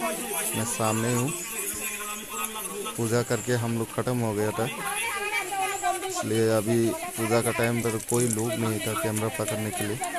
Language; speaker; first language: Hindi; non-native, local second language; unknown